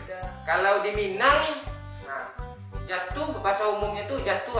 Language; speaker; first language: Indonesian; non-native, local second language; Minangkabau